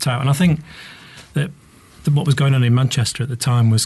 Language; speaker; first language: English; native; English